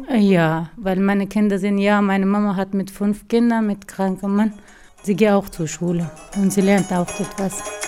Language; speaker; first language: German; non-native, learner; Persian